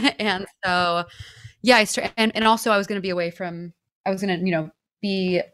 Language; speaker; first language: English; native; English